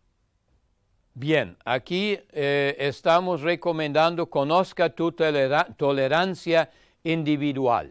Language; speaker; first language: Spanish; non-native, fluent; German